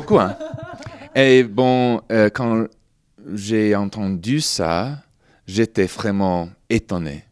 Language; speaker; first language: French; non-native, fluent; English